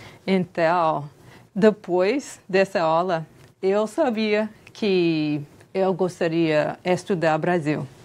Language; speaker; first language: Portuguese; non-native, fluent; English